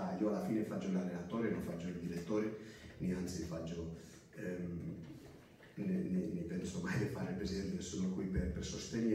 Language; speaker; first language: Italian; non-native, fluent; Spanish